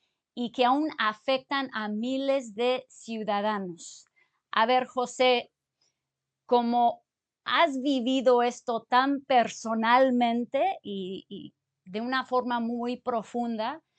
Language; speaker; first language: Spanish; early bilingual, other home language; English